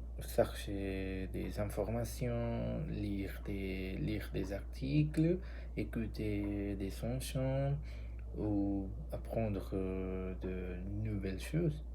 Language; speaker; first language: French; non-native, learner; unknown